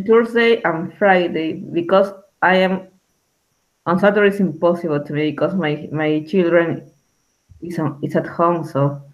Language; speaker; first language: English; non-native, learner; Spanish